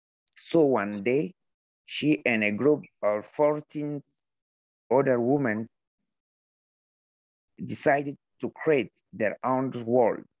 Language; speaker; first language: English; non-native, learner; Arabic